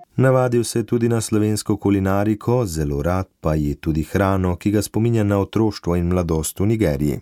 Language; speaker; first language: Slovenian; native; Slovenian